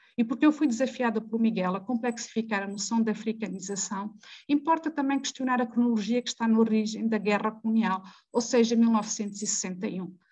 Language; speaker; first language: Portuguese; native; Portuguese